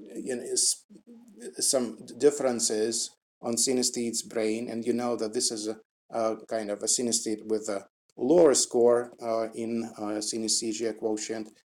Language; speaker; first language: English; non-native, fluent; Russian